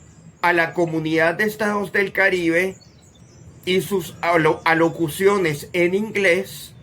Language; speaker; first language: Spanish; native; Spanish